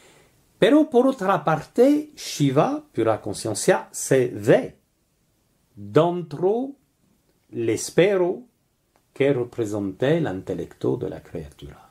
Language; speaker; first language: Spanish; non-native, learner; French